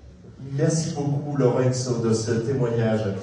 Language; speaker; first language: French; native; French